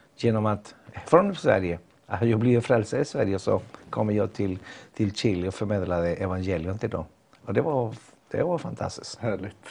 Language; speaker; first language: Swedish; non-native, fluent; Spanish